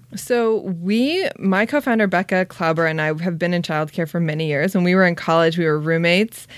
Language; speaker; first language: English; native; English